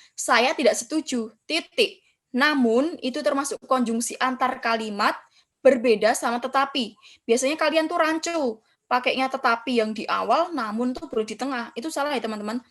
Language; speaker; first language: Indonesian; non-native, local second language; Javanese